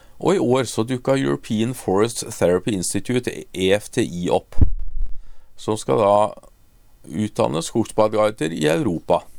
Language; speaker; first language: Norwegian; native; Norwegian